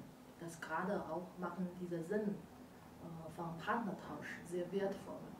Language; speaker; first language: German; non-native, learner; Chinese